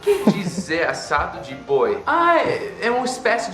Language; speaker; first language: Portuguese; non-native, fluent; English